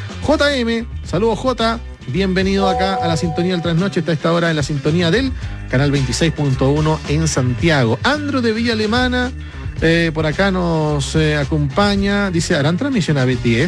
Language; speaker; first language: Spanish; native; Spanish